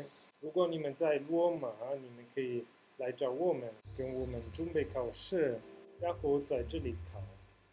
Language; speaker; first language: Chinese; non-native, fluent; Italian